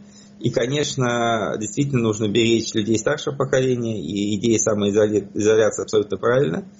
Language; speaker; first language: Russian; native; Russian